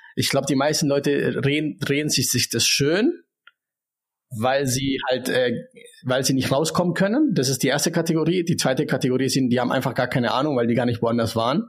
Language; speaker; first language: German; early bilingual, other home language; Spanish